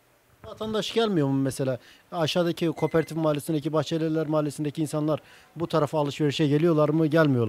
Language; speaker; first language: Turkish; native; Turkish